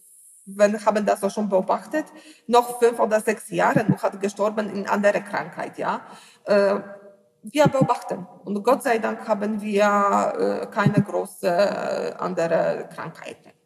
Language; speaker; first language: German; non-native, learner; Polish